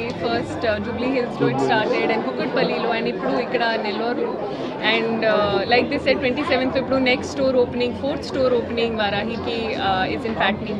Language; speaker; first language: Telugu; non-native, learner; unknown